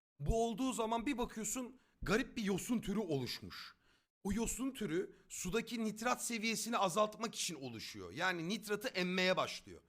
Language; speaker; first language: Turkish; native; Turkish